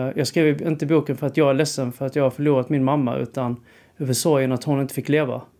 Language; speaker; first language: Swedish; native; Swedish